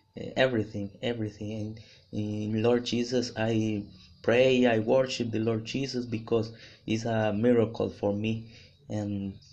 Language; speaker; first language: English; non-native, learner; Spanish